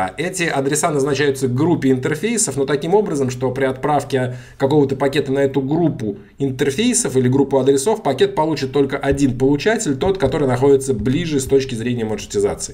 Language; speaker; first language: Russian; native; Russian